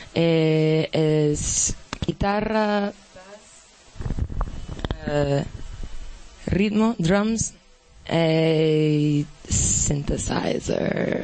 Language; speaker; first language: Italian; non-native, learner; English